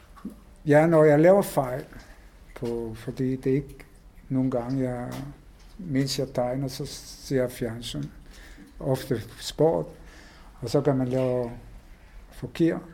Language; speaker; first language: Danish; non-native, fluent; Hebrew